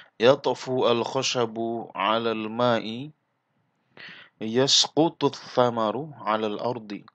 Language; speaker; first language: Arabic; non-native, fluent; Malay